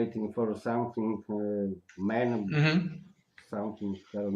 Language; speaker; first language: English; non-native, learner; Polish